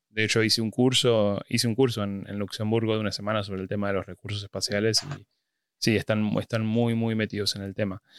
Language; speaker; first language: Spanish; native; Spanish